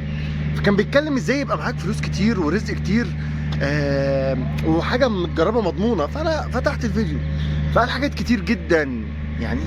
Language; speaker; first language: Arabic; native; Arabic